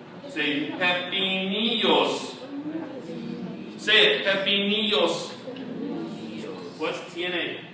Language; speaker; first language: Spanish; non-native, fluent; English